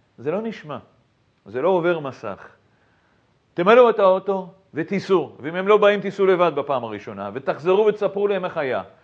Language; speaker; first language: Hebrew; native; Hebrew